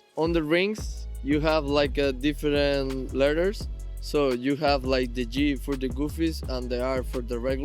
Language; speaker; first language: English; non-native, fluent; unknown